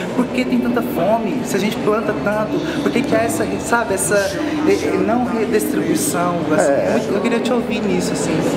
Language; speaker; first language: Portuguese; native; Portuguese